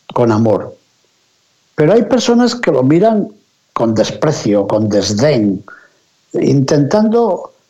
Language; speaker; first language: Spanish; native; Spanish